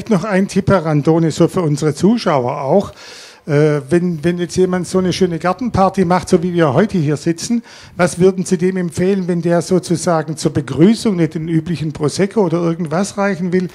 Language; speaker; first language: German; native; German